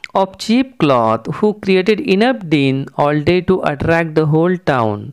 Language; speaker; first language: English; non-native, local second language; Marathi